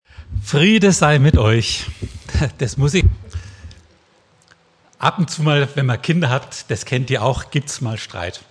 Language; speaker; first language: German; native; German